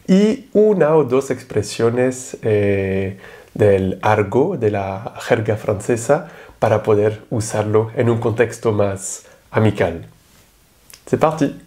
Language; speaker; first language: Spanish; non-native, fluent; French